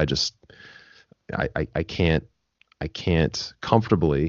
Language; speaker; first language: English; native; English